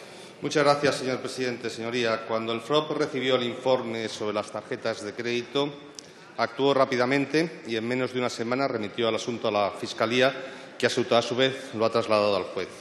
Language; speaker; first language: Spanish; native; Spanish